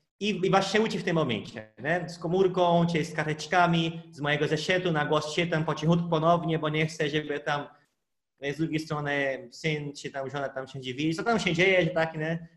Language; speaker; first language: Polish; non-native, fluent; Portuguese